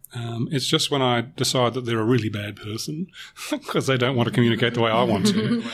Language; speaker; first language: English; native; English